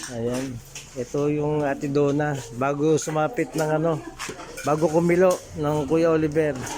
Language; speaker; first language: Filipino; native; Filipino